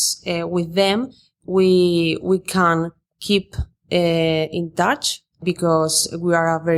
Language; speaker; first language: English; non-native, fluent; Spanish